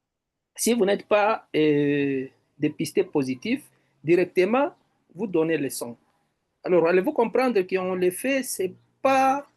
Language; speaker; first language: French; non-native, local second language; Swahili